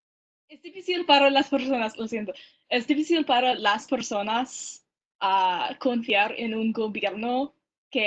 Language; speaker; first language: Spanish; non-native, learner; English